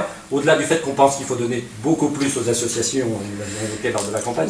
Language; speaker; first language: French; native; French